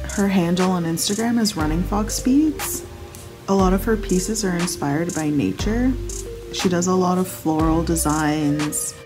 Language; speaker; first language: English; native; English